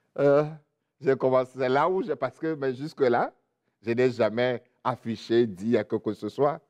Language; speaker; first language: French; non-native, local second language; Ewe